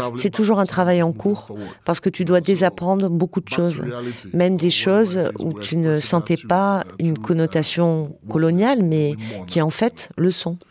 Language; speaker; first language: French; non-native, fluent; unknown